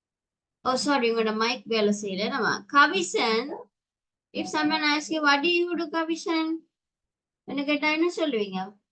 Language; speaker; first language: English; non-native, local second language; Tamil